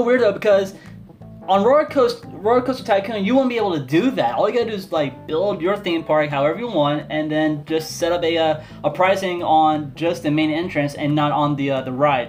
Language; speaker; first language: English; native; English